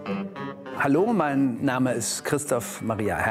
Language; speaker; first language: German; native; German